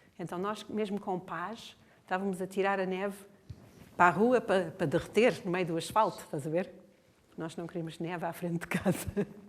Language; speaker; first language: Portuguese; non-native, fluent; English